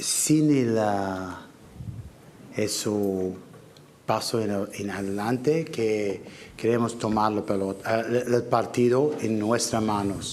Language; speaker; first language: Spanish; non-native, learner; English